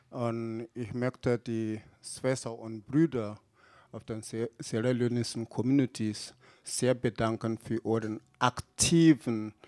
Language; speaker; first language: German; non-native, fluent; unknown